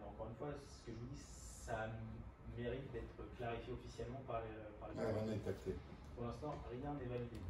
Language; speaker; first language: French; native; French